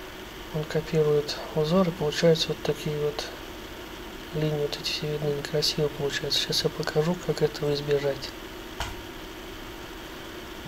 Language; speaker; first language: Russian; native; Russian